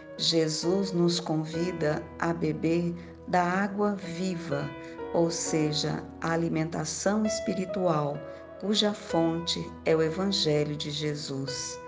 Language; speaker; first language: Portuguese; native; Portuguese